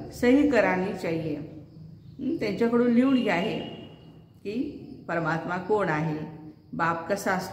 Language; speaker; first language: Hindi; non-native, local second language; Marathi